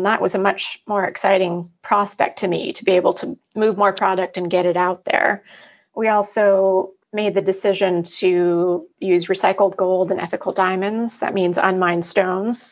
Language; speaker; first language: English; native; English